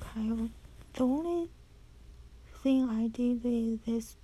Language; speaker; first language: English; non-native, learner; Chinese